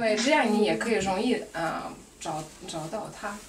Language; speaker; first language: Chinese; non-native, fluent; Russian